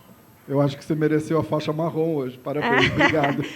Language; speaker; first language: Portuguese; native; Portuguese